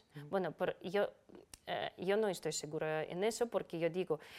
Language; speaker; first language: Spanish; non-native, fluent; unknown